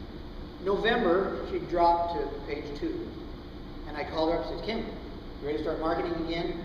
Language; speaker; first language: English; native; English